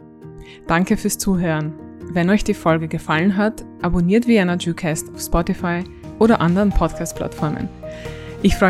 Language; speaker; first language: German; native; German